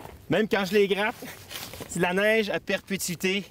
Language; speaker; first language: French; native; French